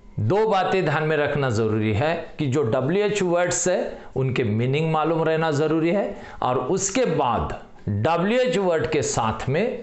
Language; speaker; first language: Hindi; non-native, local second language; Marathi